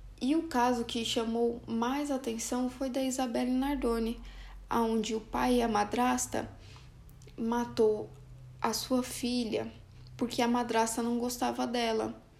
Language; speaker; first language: Portuguese; native; Portuguese